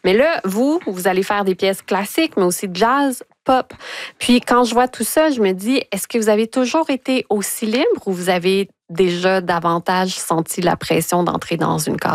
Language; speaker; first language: French; native; French